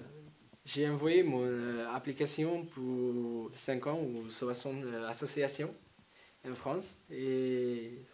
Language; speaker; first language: French; non-native, learner; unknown